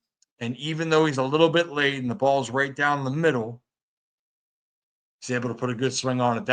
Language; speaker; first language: English; native; English